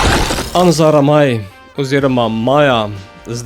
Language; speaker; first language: Slovenian; native; Slovenian